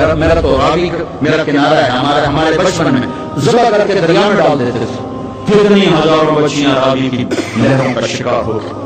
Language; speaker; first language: Urdu; non-native, local second language; Punjabi